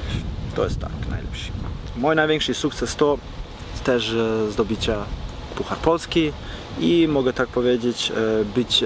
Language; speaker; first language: Polish; non-native, learner; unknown